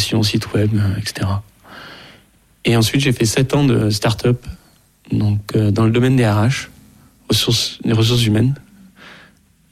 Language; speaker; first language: French; native; French